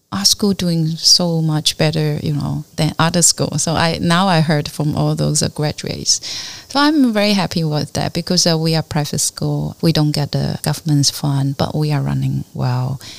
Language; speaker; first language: English; non-native, learner; Chinese